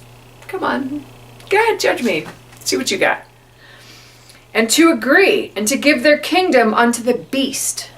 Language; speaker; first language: English; native; English